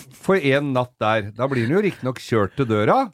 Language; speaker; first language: Norwegian; native; Norwegian